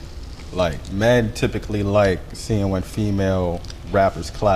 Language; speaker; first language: English; native; English